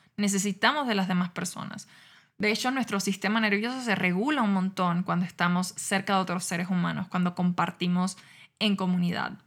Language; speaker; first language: Spanish; native; Spanish